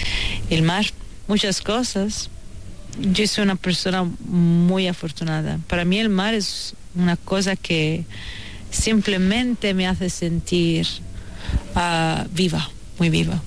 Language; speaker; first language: Spanish; non-native, fluent; Italian